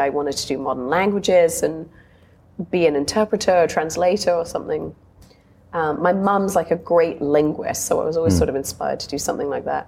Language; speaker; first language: English; native; English